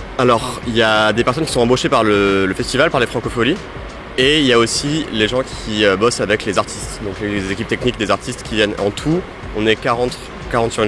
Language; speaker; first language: French; native; French